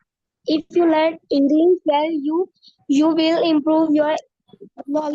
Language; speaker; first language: English; non-native, learner; Urdu